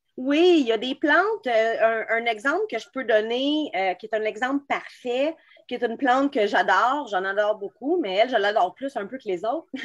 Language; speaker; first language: French; native; French